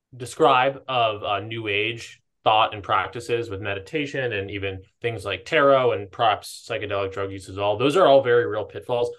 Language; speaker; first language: English; native; English